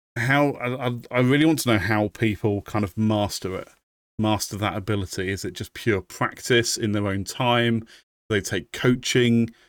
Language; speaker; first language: English; native; English